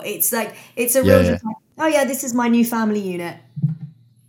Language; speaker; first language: English; native; English